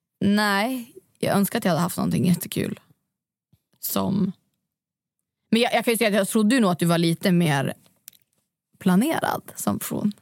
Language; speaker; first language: Swedish; native; Swedish